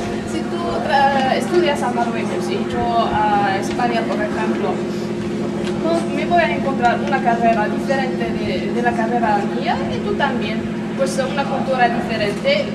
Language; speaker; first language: Spanish; non-native, learner; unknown